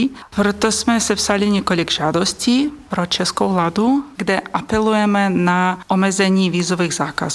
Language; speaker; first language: Czech; non-native, fluent; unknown